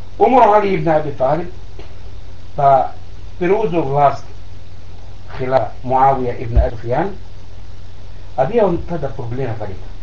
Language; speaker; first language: Bosnian; non-native, learner; Arabic